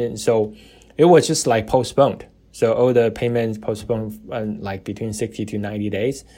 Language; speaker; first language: English; non-native, fluent; Chinese